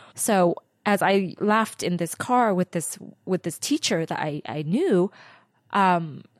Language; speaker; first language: English; early bilingual, other home language; Vietnamese